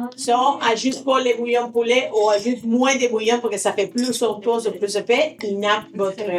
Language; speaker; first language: French; non-native, fluent; Spanish